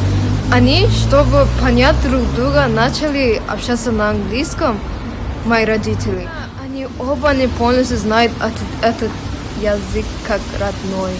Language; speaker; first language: Russian; non-native, local second language; English